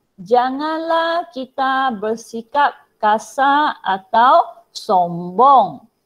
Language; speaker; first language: Malay; non-native, local second language; Chinese